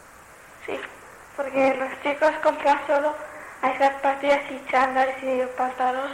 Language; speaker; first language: Spanish; non-native, learner; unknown